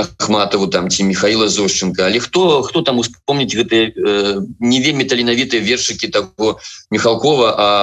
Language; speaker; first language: Belarusian; non-native, local second language; Russian